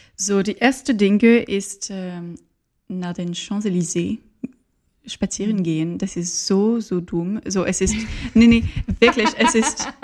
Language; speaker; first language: German; non-native, learner; French